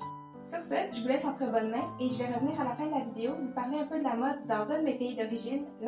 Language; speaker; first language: French; native; French